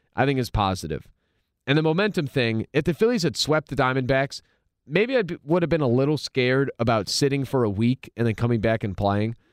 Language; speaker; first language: English; native; English